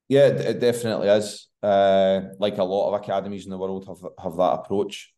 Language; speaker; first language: English; native; English